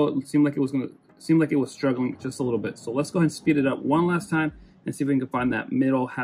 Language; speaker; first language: English; native; English